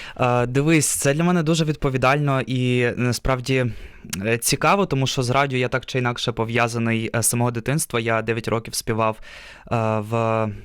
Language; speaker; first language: Ukrainian; non-native, local second language; Russian